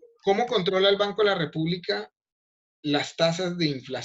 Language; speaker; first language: Spanish; native; Spanish